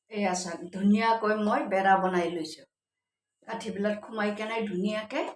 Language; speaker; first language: Assamese; native; Assamese